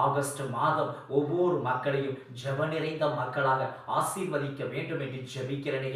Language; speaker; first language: Tamil; native; Tamil